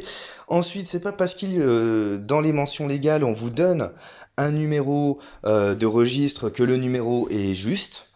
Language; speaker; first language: French; native; French